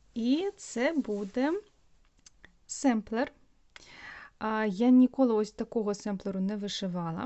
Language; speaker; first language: Ukrainian; non-native, local second language; Russian